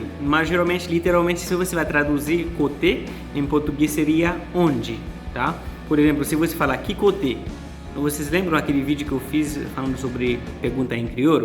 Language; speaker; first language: Portuguese; non-native, fluent; Haitian Creole